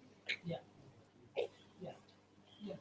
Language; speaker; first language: English; non-native, learner; Indonesian